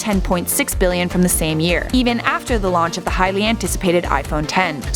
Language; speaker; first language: English; native; English